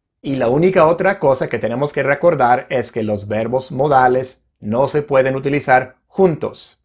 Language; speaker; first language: Spanish; non-native, fluent; English